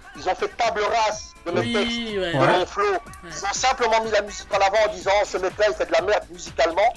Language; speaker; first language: French; native; French